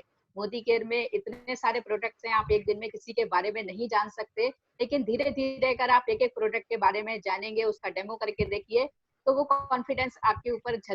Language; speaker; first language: Hindi; native; Hindi